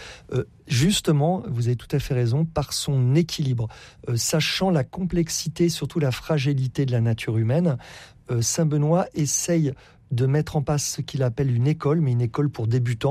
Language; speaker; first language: French; native; French